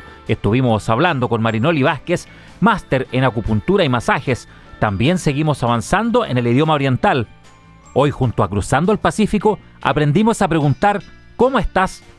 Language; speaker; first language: Spanish; native; Spanish